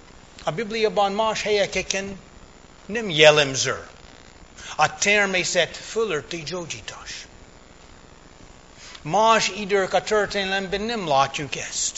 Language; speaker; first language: Hungarian; early bilingual, heritage; English